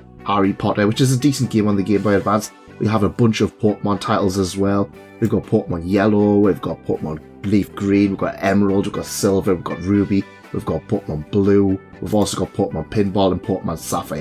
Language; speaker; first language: English; native; English